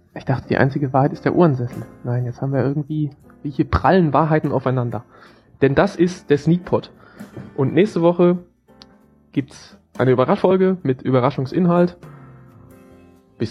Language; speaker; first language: German; native; German